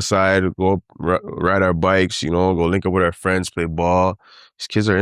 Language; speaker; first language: English; native; English